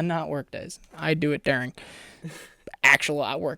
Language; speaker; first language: English; native; English